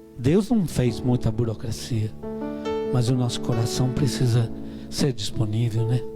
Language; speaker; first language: Portuguese; non-native, fluent; Italian